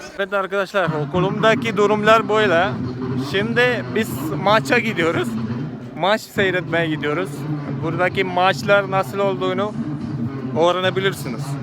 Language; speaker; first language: Turkish; non-native, fluent; Malayalam